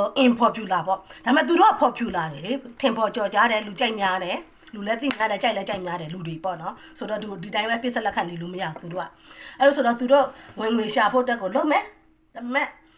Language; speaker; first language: Burmese; native; Burmese